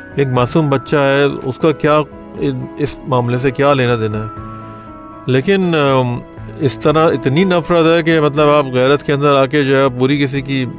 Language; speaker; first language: Urdu; native; Urdu